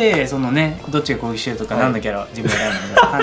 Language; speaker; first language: Japanese; native; Japanese